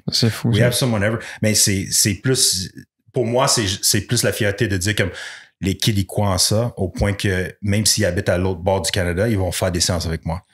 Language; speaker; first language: French; non-native, local second language; English